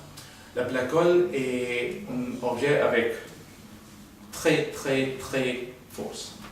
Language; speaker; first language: French; non-native, learner; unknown